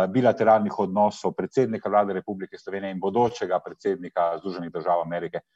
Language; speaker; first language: Slovenian; native; Slovenian